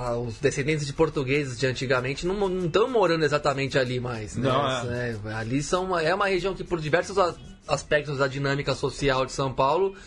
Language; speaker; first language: Portuguese; native; Portuguese